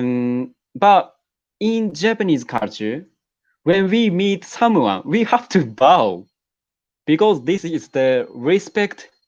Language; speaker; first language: English; non-native, learner; Japanese